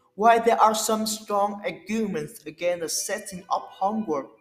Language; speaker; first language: English; non-native, learner; Vietnamese